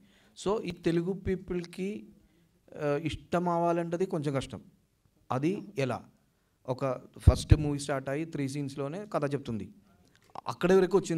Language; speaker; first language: Telugu; non-native, learner; Malayalam